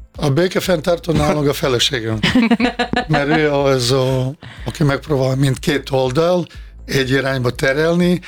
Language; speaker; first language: Hungarian; non-native, fluent; Bosnian